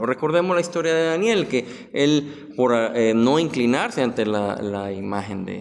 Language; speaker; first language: Spanish; native; Spanish